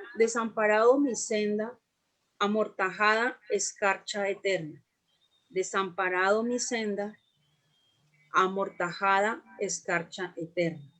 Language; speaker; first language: Spanish; native; Spanish